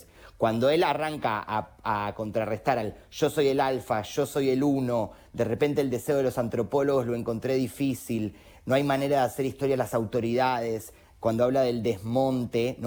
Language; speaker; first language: Spanish; native; Spanish